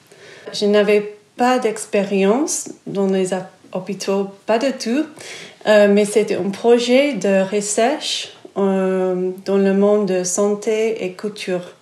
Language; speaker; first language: French; non-native, fluent; English